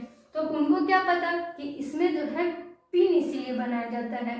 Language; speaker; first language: Hindi; native; Hindi